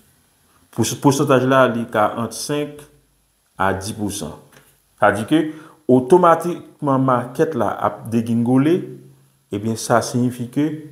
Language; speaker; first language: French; non-native, local second language; Haitian Creole